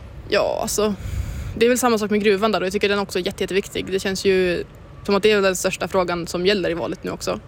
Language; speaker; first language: Swedish; native; Swedish